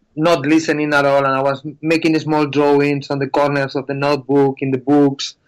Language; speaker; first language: English; non-native, fluent; Spanish